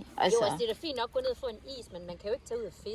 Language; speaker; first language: Danish; native; Danish